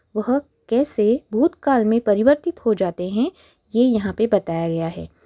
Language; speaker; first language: Hindi; non-native, local second language; Marathi